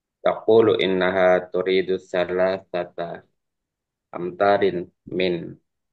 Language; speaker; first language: Arabic; non-native, learner; Indonesian